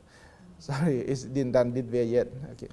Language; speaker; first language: English; non-native, learner; Thai